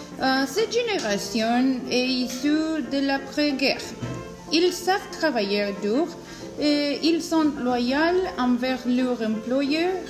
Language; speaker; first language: French; non-native, learner; Spanish